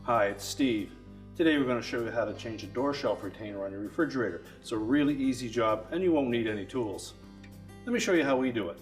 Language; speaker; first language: English; native; English